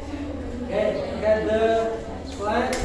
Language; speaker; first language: English; non-native, learner; Indonesian